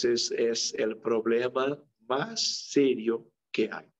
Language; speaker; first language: Spanish; non-native, local second language; Portuguese